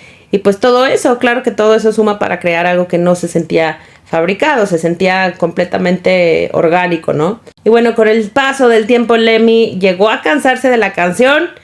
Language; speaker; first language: Spanish; native; Spanish